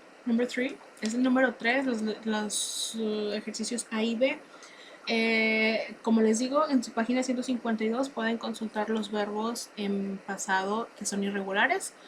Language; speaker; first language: Spanish; native; Spanish